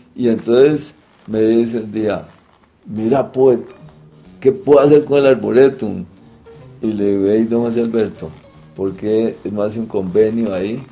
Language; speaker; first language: Spanish; native; Spanish